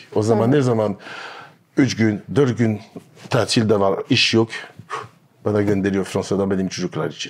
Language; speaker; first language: Turkish; non-native, learner; French